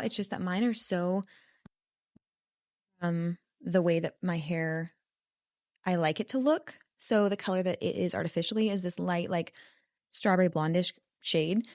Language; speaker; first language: English; native; English